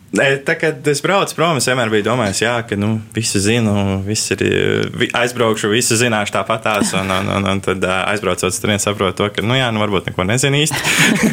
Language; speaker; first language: Latvian; native; Latvian